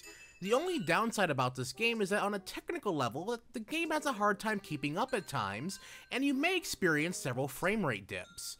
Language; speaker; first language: English; native; English